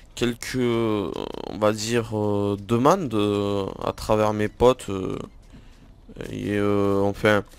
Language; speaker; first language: French; native; French